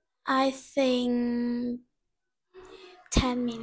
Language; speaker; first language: English; non-native, learner; Vietnamese